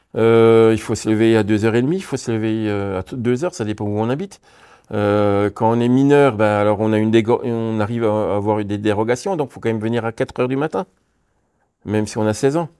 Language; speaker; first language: French; native; French